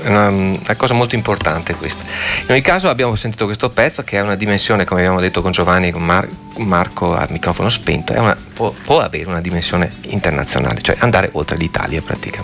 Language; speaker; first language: Italian; native; Italian